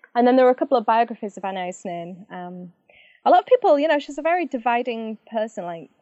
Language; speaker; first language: English; native; English